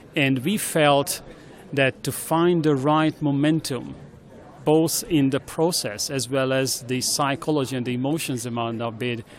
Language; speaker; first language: English; non-native, fluent; Hungarian